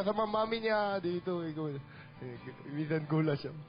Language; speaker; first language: Filipino; non-native, learner; Korean